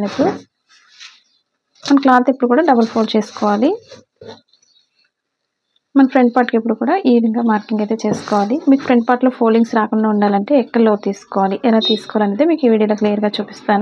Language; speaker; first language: Telugu; native; Telugu